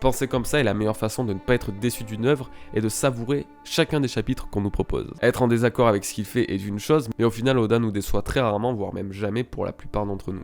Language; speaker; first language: French; native; French